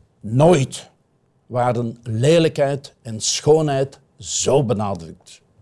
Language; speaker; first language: Dutch; native; Dutch